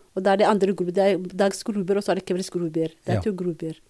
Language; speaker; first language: Norwegian; non-native, fluent; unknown